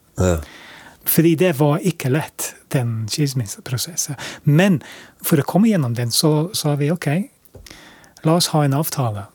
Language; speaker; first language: Norwegian; non-native, fluent; English